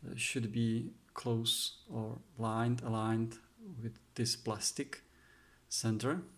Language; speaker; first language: English; non-native, fluent; Czech